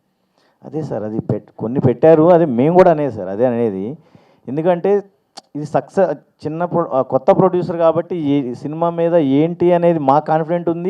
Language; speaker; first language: Telugu; native; Telugu